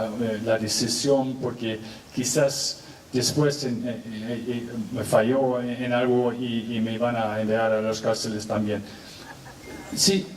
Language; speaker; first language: Spanish; non-native, fluent; English